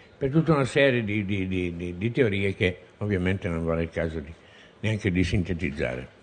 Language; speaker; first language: Italian; native; Italian